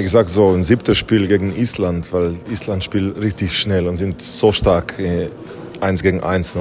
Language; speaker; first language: German; non-native, fluent; Slovenian